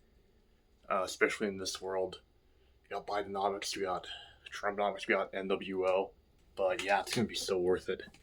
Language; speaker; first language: English; native; English